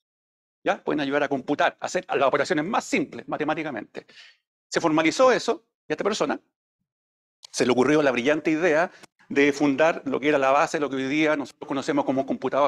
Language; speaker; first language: Spanish; native; Spanish